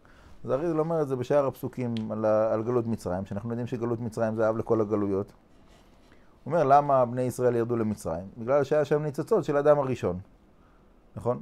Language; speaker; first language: Hebrew; non-native, fluent; English